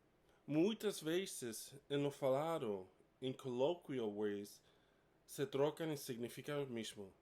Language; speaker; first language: Portuguese; non-native, fluent; English